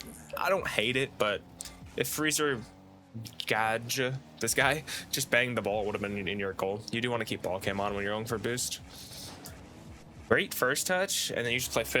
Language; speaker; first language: English; native; English